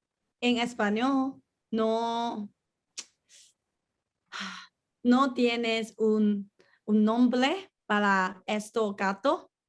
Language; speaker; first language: Spanish; non-native, learner; Chinese